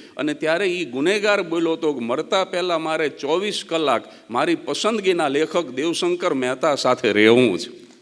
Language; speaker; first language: Gujarati; native; Gujarati